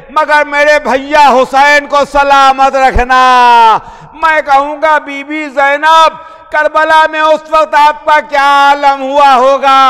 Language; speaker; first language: Urdu; native; Urdu